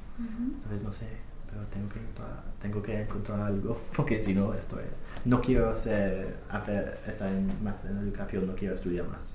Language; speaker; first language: Spanish; non-native, fluent; English